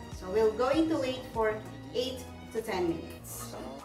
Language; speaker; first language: English; non-native, local second language; Filipino